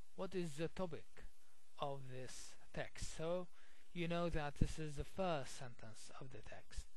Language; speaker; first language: English; non-native, fluent; Arabic